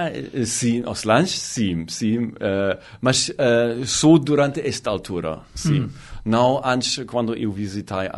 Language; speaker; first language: Portuguese; non-native, learner; German